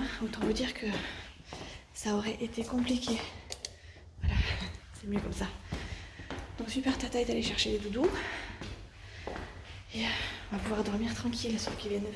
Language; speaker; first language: French; native; French